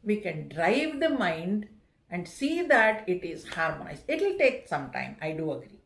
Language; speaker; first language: English; non-native, local second language; Kannada